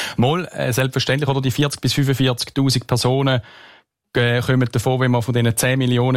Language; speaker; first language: German; native; German